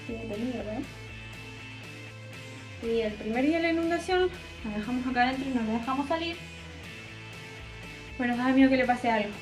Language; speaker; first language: Spanish; native; Spanish